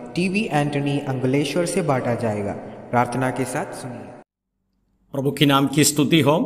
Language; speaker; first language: Hindi; non-native, local second language; Malayalam